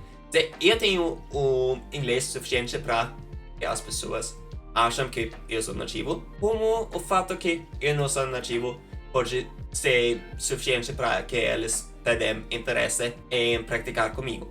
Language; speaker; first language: Portuguese; non-native, fluent; Norwegian